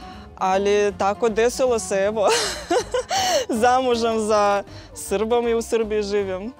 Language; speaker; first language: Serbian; non-native, learner; Russian